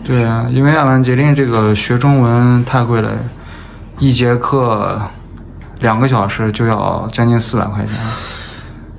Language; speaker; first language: Chinese; native; Chinese